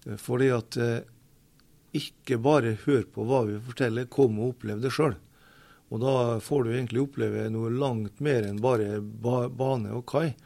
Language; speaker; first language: Norwegian; native; Norwegian